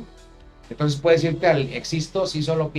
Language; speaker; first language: Spanish; native; Spanish